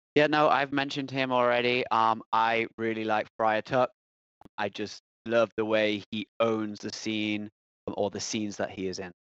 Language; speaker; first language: English; native; English